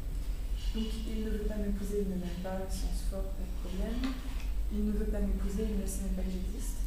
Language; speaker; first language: French; native; French